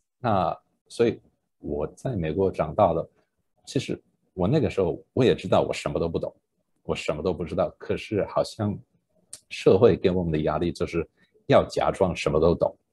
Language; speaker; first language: Chinese; non-native, fluent; English